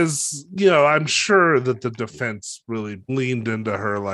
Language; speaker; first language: English; native; English